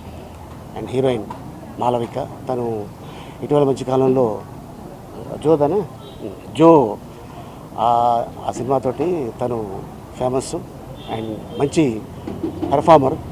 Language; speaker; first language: Telugu; native; Telugu